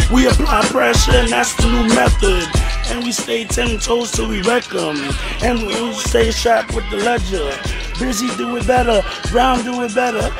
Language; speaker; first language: English; native; English